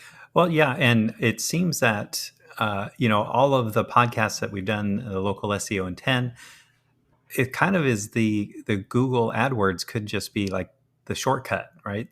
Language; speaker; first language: English; native; English